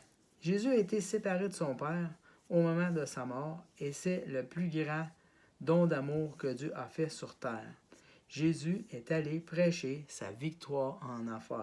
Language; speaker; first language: French; native; French